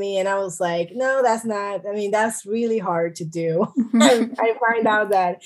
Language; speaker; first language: English; native; English